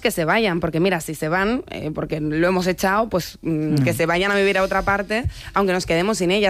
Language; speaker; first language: Spanish; native; Spanish